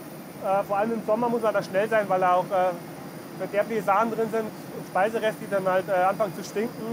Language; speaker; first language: German; native; German